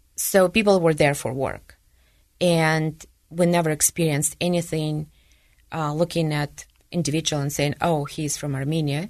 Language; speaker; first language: English; non-native, fluent; Ukrainian